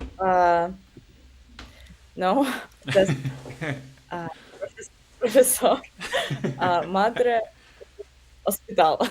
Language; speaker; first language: English; non-native, learner; Russian